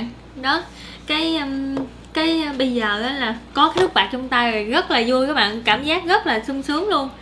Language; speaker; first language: Vietnamese; native; Vietnamese